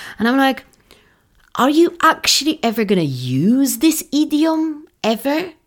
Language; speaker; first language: English; non-native, fluent; Polish